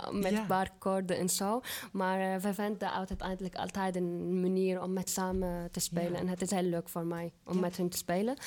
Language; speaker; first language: Dutch; non-native, fluent; Arabic